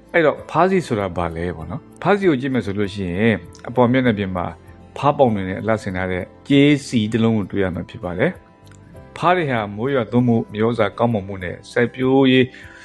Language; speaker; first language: Burmese; non-native, local second language; S'gaw Karen